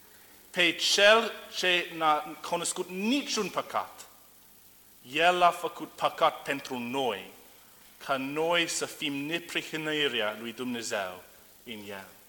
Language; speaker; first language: Romanian; non-native, learner; English